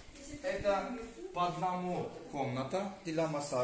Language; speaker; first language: Russian; non-native, learner; Turkish